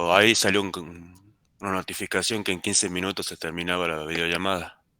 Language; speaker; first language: Spanish; native; Spanish